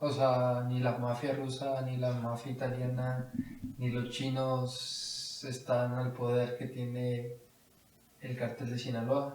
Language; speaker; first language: Spanish; native; Spanish